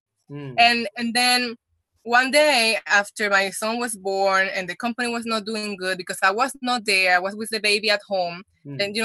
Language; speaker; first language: English; non-native, fluent; Spanish